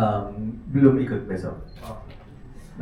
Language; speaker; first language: Indonesian; native; Indonesian